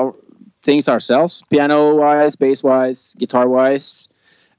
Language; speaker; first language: English; non-native, fluent; Norwegian